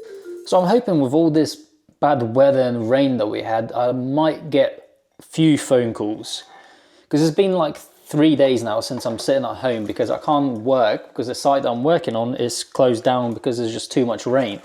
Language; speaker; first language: English; native; English